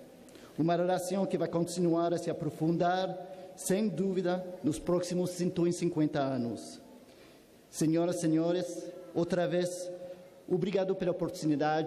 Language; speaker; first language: Portuguese; non-native, fluent; French